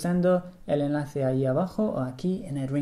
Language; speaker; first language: Spanish; non-native, fluent; English